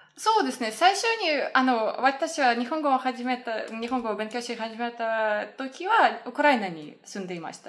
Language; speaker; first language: Japanese; non-native, fluent; Russian